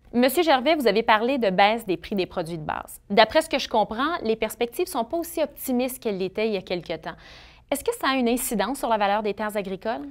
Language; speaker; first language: French; native; French